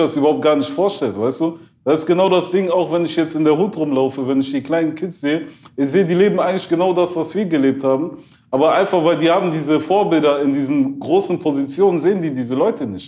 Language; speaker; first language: German; early bilingual, other home language; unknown